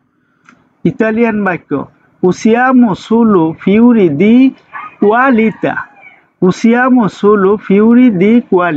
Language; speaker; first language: Italian; non-native, fluent; Bangla